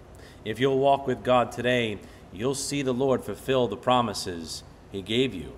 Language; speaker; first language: English; native; English